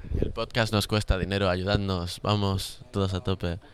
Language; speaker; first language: Spanish; native; Spanish